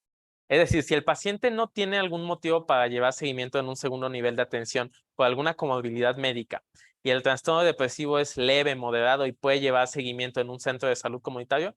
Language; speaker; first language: Spanish; native; Spanish